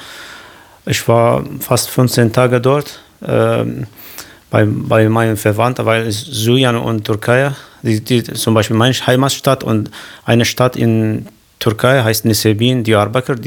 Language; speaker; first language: German; non-native, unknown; Kurdish